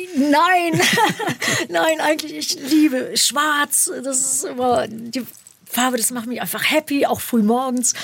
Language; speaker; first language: German; native; German